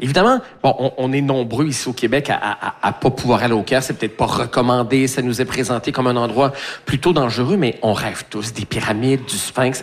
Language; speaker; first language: French; native; French